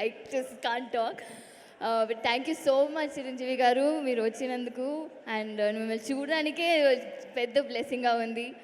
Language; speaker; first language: Telugu; non-native, learner; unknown